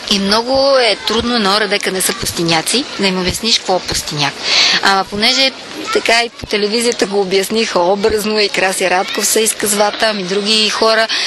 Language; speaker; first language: Bulgarian; native; Bulgarian